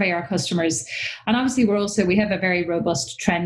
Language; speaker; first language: English; native; English